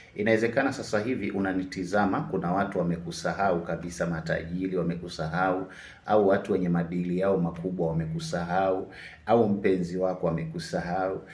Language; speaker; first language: Swahili; non-native, local second language; Sukuma